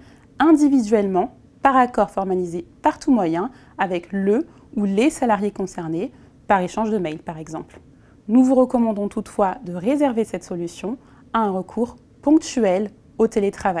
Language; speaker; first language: French; native; French